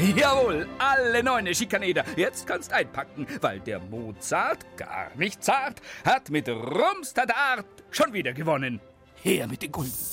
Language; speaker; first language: German; native; German